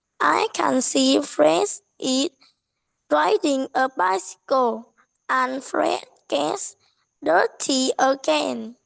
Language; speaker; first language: English; non-native, learner; Vietnamese